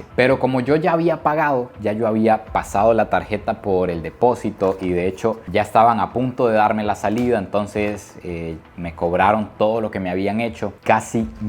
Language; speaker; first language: Spanish; native; Spanish